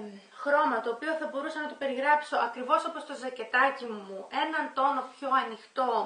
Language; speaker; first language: Greek; native; Greek